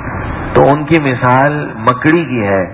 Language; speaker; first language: Urdu; native; Urdu